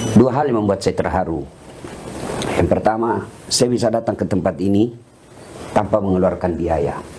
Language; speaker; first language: Indonesian; non-native, local second language; Buginese